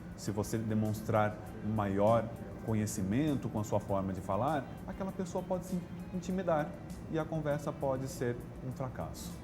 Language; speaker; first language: Portuguese; native; Portuguese